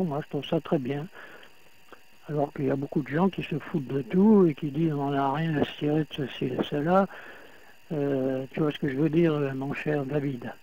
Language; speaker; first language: French; native; French